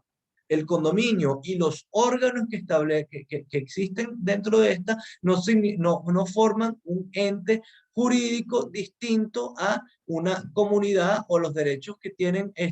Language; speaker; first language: Spanish; native; Spanish